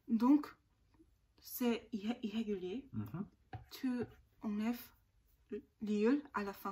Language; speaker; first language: French; non-native, learner; Korean